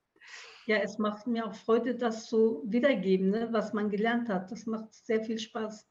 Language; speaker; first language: German; early bilingual, other home language; Turkish